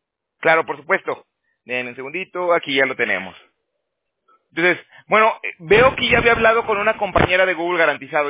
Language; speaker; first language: Spanish; native; Spanish